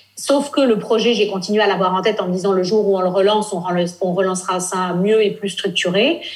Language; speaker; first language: French; native; French